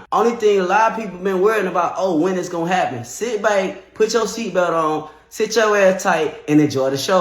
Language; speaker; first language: English; native; English